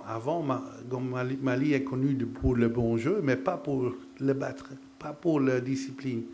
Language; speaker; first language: French; non-native, fluent; Dutch